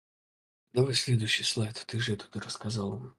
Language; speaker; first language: Russian; native; Russian